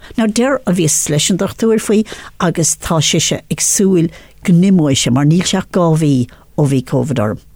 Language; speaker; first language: Irish; non-native, local second language; English